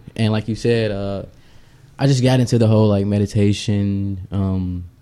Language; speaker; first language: English; native; English